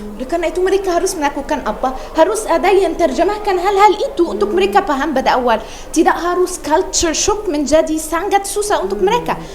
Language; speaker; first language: Indonesian; non-native, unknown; Arabic